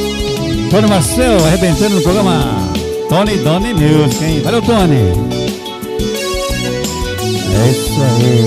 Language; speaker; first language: Portuguese; native; Portuguese